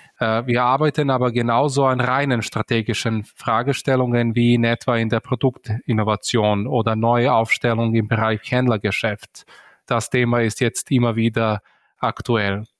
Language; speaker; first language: German; native; German